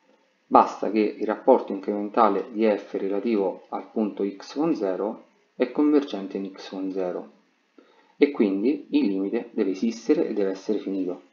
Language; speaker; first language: Italian; native; Italian